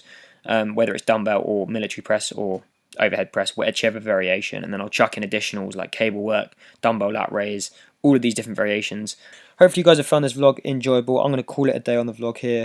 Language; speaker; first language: English; native; English